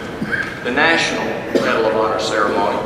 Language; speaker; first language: English; native; English